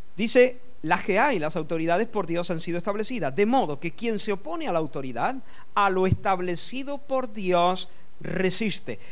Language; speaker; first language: Spanish; native; Spanish